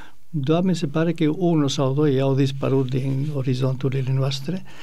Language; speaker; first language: Romanian; non-native, fluent; Spanish